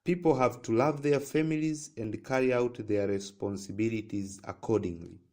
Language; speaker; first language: English; non-native, local second language; Swahili